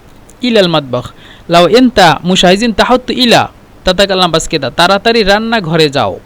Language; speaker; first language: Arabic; non-native, fluent; Bangla